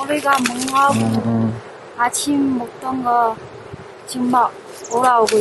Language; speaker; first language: Korean; non-native, fluent; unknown